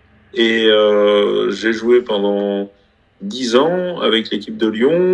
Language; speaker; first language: French; native; French